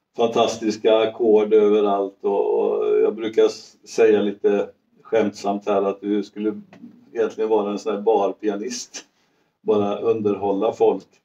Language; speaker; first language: Swedish; native; Swedish